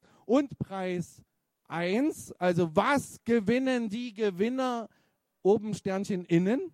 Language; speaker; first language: German; native; German